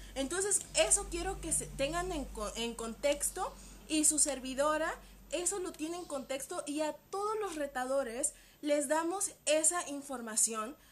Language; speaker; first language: Spanish; native; Spanish